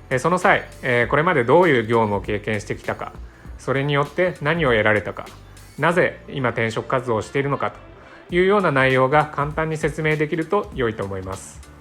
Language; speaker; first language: Japanese; native; Japanese